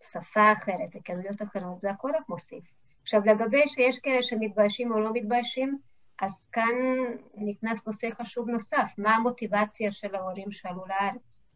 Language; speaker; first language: Hebrew; non-native, fluent; Hungarian